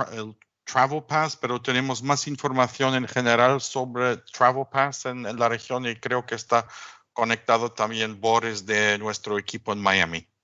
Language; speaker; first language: Spanish; non-native, fluent; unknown